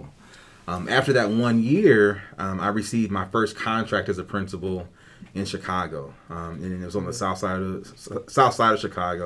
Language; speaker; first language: English; native; English